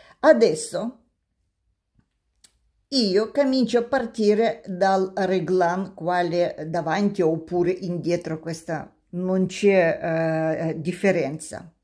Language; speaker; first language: Italian; non-native, learner; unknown